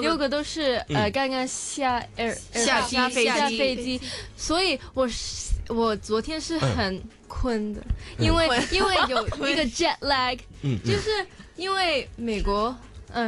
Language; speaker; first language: Chinese; non-native, local second language; Cantonese